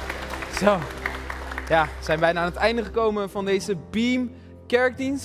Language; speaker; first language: Dutch; native; Dutch